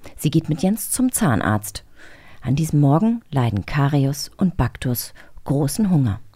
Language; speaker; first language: German; native; German